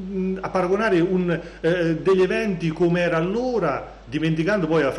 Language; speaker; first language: Italian; native; Italian